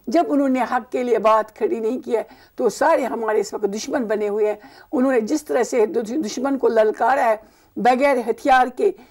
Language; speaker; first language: Urdu; non-native, local second language; Kashmiri